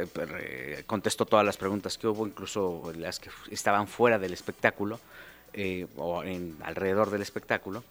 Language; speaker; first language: Spanish; native; Spanish